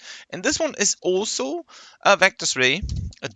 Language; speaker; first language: English; non-native, fluent; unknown